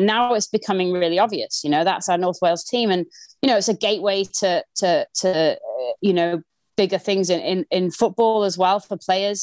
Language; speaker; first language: English; native; English